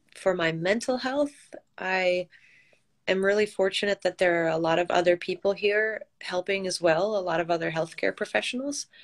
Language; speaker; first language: English; native; English